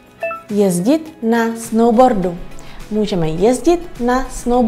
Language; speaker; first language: Czech; early bilingual, other home language; Vietnamese